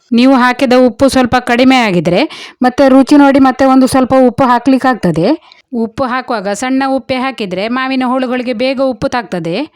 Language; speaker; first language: Kannada; non-native, local second language; Konkani